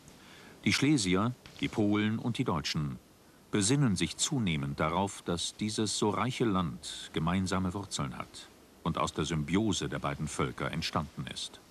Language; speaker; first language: German; native; German